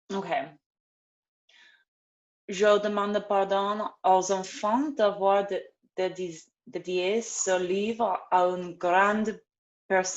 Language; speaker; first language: French; non-native, learner; English